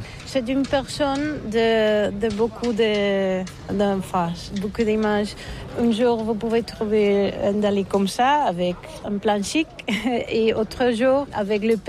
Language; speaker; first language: French; non-native, fluent; Spanish